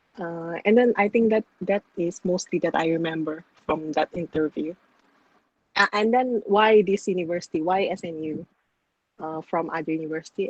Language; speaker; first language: English; non-native, local second language; Malay